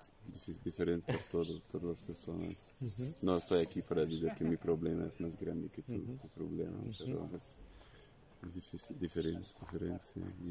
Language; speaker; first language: Spanish; non-native, fluent; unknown